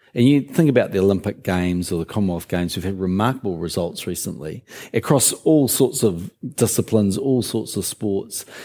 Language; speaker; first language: English; native; English